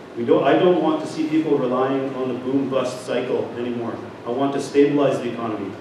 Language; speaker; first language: English; native; English